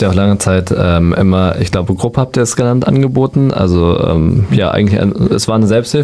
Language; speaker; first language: German; native; German